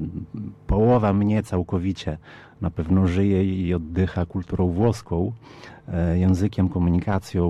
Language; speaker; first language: Polish; early bilingual, heritage; Polish